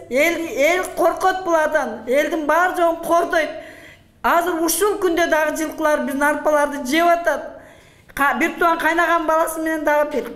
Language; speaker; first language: Kyrgyz; native; Kyrgyz